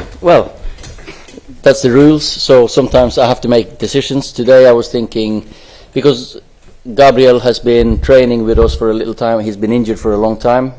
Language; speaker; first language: English; non-native, fluent; Norwegian